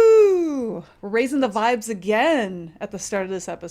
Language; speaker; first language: English; native; English